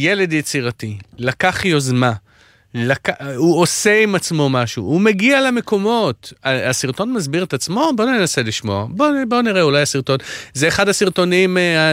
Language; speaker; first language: Hebrew; native; Hebrew